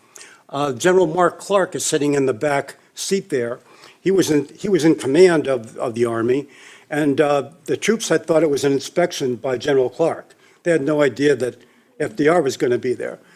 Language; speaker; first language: English; native; English